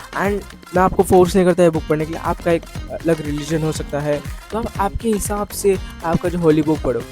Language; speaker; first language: Hindi; non-native, local second language; Marathi